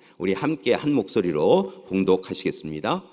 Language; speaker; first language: Korean; native; Korean